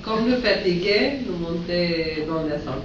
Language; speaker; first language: French; non-native, learner; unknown